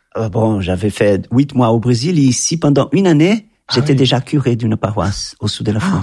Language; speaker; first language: French; non-native, fluent; Portuguese